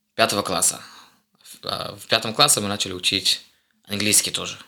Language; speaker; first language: Russian; non-native, fluent; Hebrew